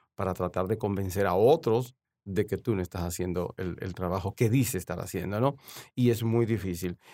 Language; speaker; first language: Spanish; native; Spanish